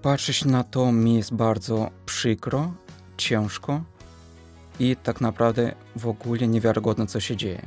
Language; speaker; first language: Polish; non-native, fluent; Russian